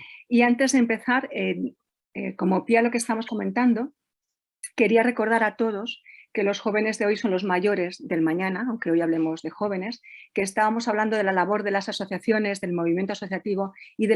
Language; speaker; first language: Spanish; native; Spanish